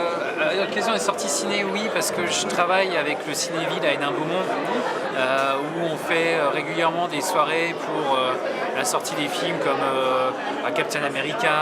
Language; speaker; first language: French; native; French